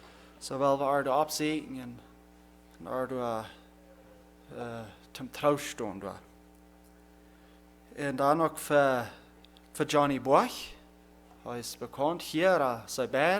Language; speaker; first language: German; non-native, learner; Plautdietsch